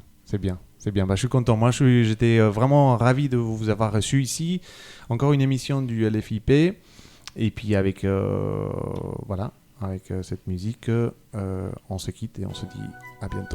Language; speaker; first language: French; native; French